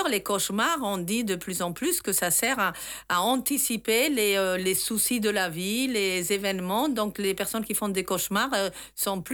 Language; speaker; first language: French; non-native, fluent; Spanish